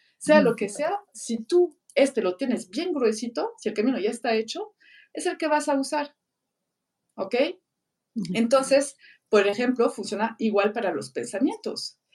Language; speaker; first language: Spanish; non-native, fluent; French